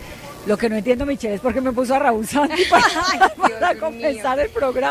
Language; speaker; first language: Spanish; native; Spanish